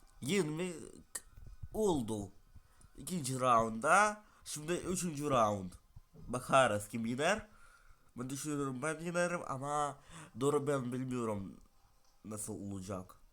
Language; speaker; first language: Turkish; non-native, learner; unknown